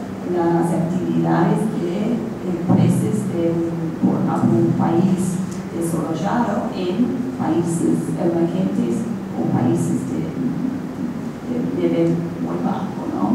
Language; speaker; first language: Spanish; non-native, fluent; English